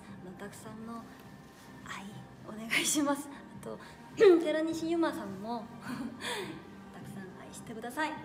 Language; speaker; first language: Japanese; non-native, fluent; Korean